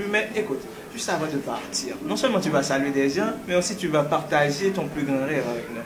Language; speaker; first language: French; non-native, local second language; Haitian Creole